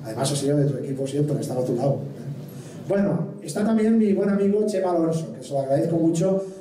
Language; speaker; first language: Spanish; non-native, local second language; Catalan